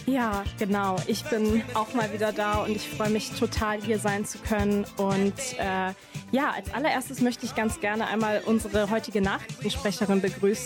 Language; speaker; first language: German; native; German